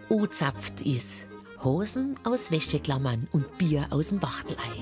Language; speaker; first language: German; native; German